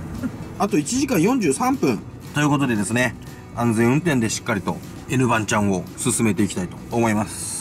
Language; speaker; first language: Japanese; native; Japanese